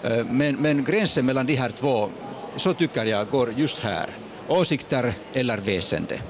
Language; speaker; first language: Swedish; non-native, fluent; Finnish